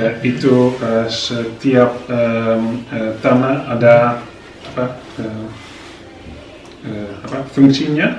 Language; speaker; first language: Indonesian; non-native, fluent; Dutch